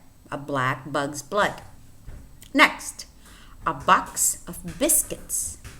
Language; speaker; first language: English; non-native, fluent; Spanish